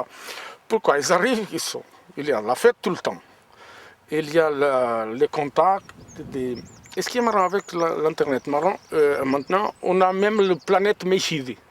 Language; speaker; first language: French; non-native, fluent; Portuguese